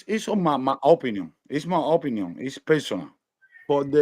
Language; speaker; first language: English; non-native, learner; Spanish